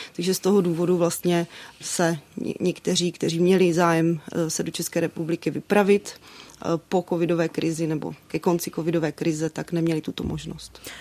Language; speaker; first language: Czech; native; Czech